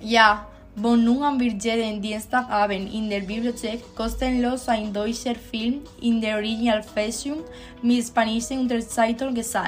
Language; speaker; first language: German; non-native, learner; Spanish